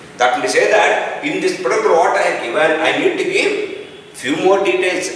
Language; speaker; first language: English; non-native, local second language; Kannada